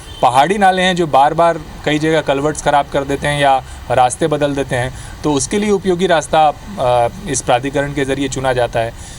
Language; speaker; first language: Hindi; native; Hindi